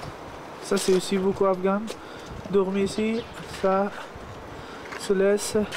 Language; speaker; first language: French; non-native, learner; Persian